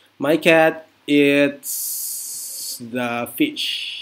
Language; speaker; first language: English; non-native, fluent; Indonesian